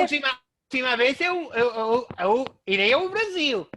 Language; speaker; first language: Portuguese; non-native, fluent; Spanish